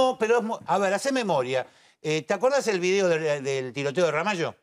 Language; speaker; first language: Spanish; native; Spanish